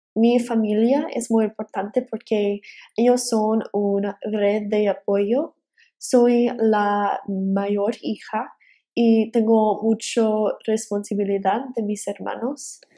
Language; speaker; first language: Spanish; early bilingual, heritage; Spanish